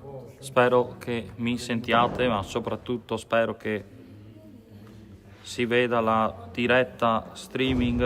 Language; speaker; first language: Italian; native; Italian